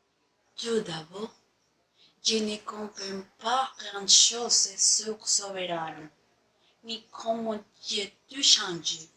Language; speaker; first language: French; non-native, learner; Spanish